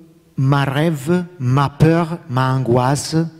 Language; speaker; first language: French; non-native, learner; Italian